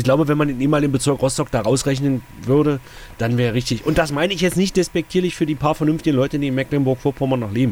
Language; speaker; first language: German; native; German